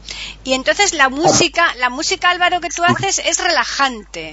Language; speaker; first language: Spanish; native; Spanish